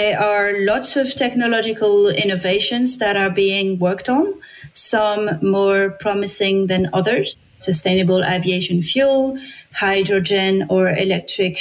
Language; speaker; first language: English; non-native, fluent; French